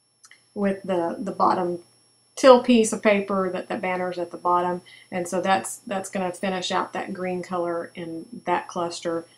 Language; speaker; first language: English; native; English